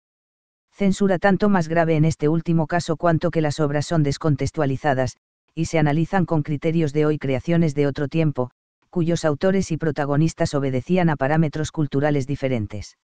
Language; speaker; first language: Spanish; native; Spanish